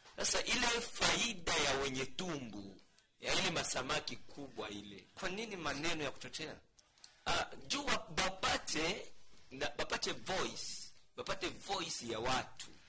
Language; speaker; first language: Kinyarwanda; native; Kinyarwanda